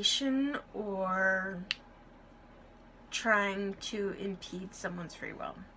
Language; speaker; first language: English; native; English